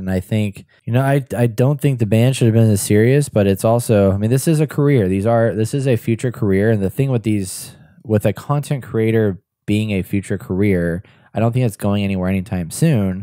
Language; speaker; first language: English; native; English